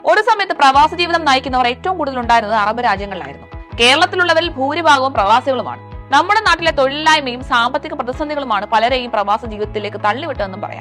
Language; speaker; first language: Malayalam; native; Malayalam